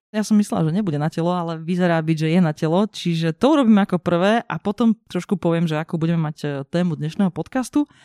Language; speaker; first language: Slovak; non-native, local second language; Hungarian